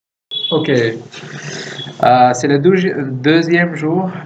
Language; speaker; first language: French; non-native, fluent; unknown